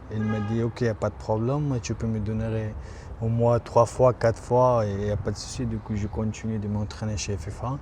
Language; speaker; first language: French; non-native, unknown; Persian